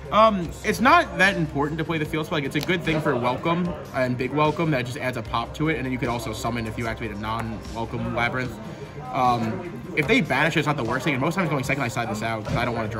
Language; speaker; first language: English; native; English